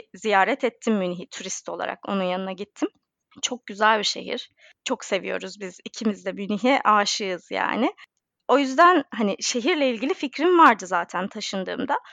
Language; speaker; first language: Turkish; native; Turkish